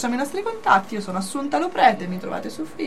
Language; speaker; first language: Italian; native; Italian